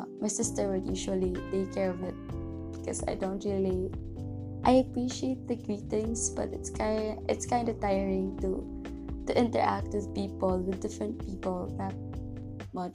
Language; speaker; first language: English; non-native, local second language; Cebuano